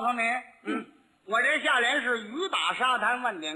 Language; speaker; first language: Chinese; native; Chinese